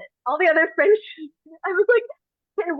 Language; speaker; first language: English; native; English